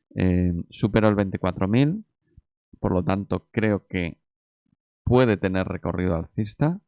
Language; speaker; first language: Spanish; native; Spanish